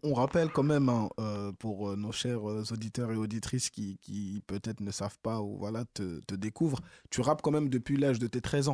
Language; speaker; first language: French; native; French